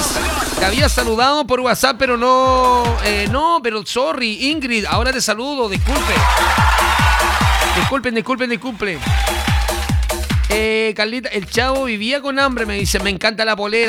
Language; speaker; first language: Spanish; native; Spanish